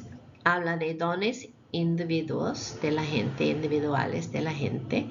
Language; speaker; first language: Spanish; non-native, fluent; English